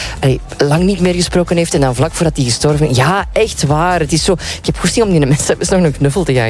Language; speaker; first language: Dutch; native; Dutch